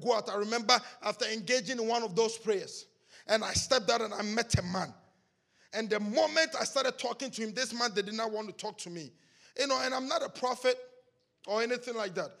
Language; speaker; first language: English; non-native, local second language; Akan